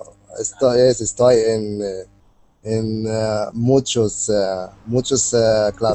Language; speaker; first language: Spanish; non-native, learner; Arabic